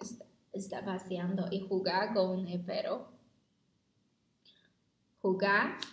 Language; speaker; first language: Spanish; non-native, learner; Chinese